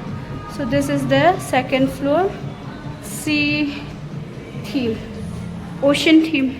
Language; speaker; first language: English; non-native, local second language; Khasi